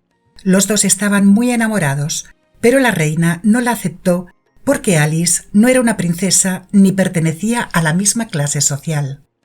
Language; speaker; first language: Spanish; native; Spanish